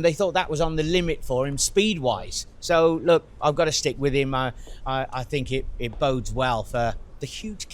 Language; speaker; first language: English; native; English